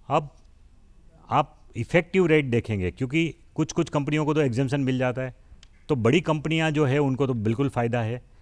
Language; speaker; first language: Hindi; non-native, local second language; Gujarati